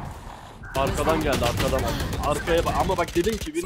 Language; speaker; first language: Turkish; native; Turkish